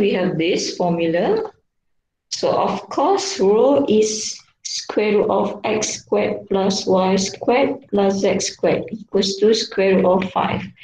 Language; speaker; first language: English; non-native, local second language; Malay